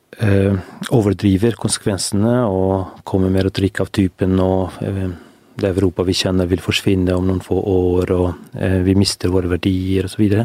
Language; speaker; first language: Norwegian; non-native, fluent; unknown